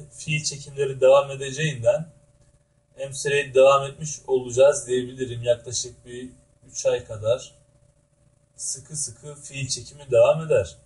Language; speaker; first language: Turkish; native; Turkish